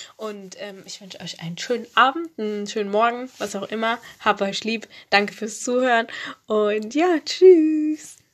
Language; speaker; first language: German; early bilingual, other home language; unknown